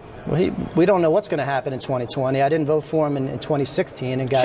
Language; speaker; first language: English; native; English